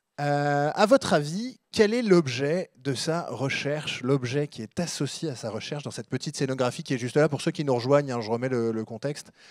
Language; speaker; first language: French; native; French